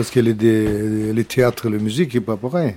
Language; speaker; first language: French; non-native, learner; Turkish